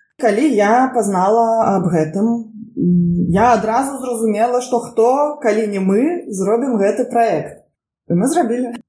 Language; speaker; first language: Belarusian; non-native, local second language; Russian